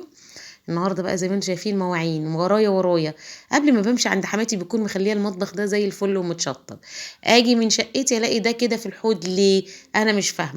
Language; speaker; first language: Arabic; native; Arabic